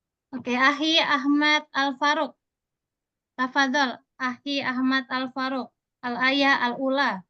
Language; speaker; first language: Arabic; non-native, fluent; Indonesian